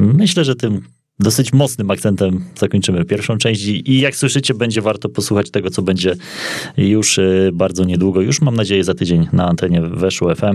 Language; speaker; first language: Polish; native; Polish